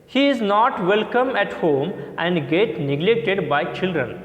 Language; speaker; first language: English; non-native, local second language; Marathi